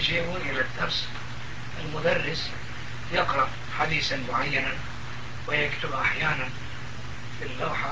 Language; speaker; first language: Arabic; non-native, fluent; Turkish